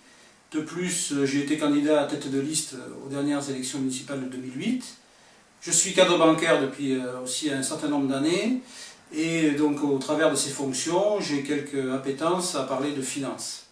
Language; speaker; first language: French; native; French